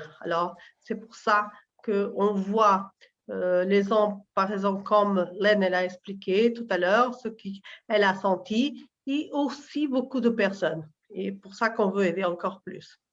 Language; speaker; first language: French; non-native, learner; Portuguese